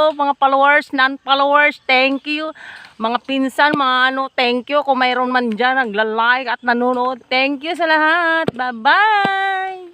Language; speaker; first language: Filipino; non-native, local second language; Masbatenyo